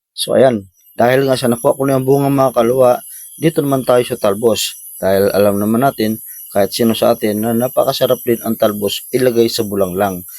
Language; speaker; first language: Filipino; native; Filipino